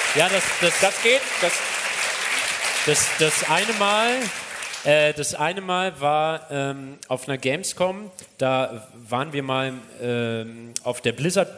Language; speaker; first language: German; native; German